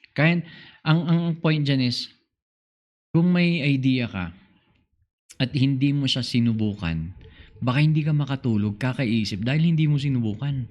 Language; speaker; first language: Filipino; non-native, local second language; Iloko